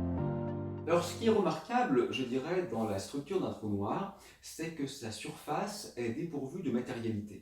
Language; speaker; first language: French; native; French